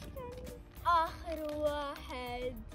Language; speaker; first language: Arabic; native; Arabic